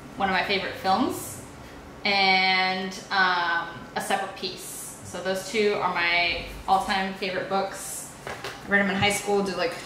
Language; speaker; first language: English; early bilingual, other home language; Spanish